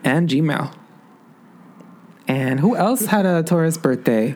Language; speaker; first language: English; early bilingual, other home language; Spanish